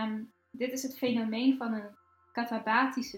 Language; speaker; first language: Dutch; native; Dutch